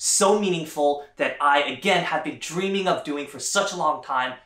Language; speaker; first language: English; native; English